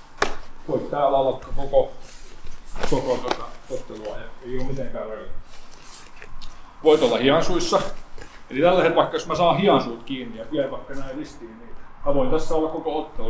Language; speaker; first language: Finnish; native; Finnish